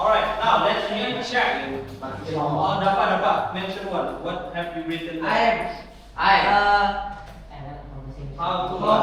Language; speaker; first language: English; non-native, fluent; Indonesian